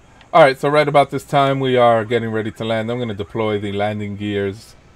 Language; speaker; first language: English; early bilingual, other home language; Spanish